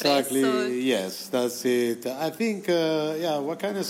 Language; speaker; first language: English; non-native, fluent; Italian